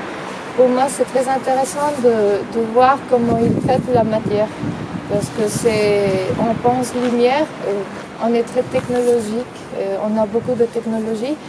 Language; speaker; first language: French; non-native, fluent; Spanish